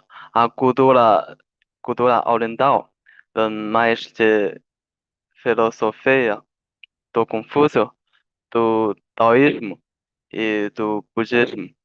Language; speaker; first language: Portuguese; non-native, learner; Chinese